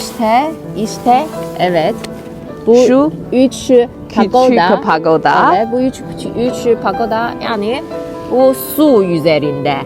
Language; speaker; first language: Turkish; non-native, fluent; Chinese